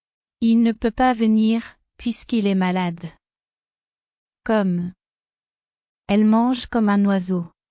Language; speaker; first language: French; non-native, fluent; Spanish